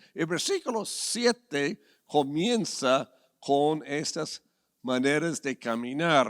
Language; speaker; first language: Spanish; non-native, fluent; English